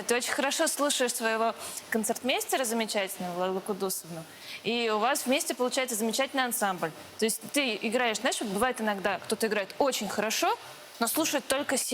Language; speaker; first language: Russian; native; Russian